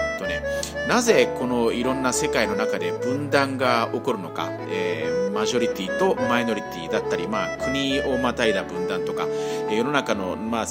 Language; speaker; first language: Japanese; native; Japanese